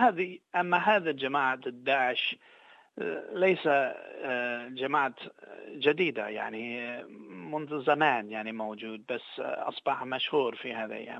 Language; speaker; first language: Arabic; non-native, fluent; English